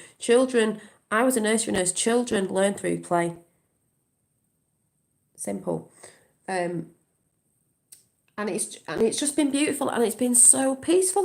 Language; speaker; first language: English; native; English